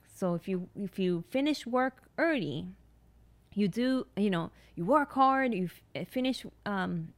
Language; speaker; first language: English; non-native, fluent; Japanese